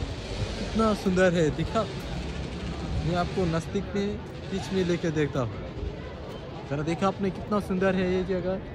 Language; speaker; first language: Hindi; non-native, learner; Bangla